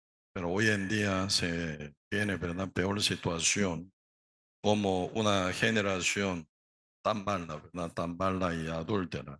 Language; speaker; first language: Spanish; non-native, learner; Korean